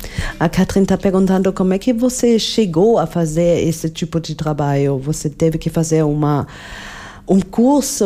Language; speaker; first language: Portuguese; non-native, fluent; German